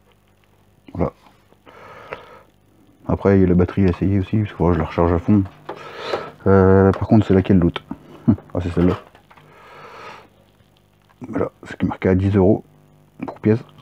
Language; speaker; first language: French; native; French